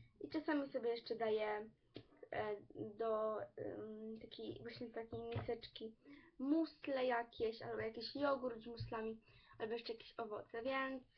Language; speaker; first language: Polish; early bilingual, heritage; Polish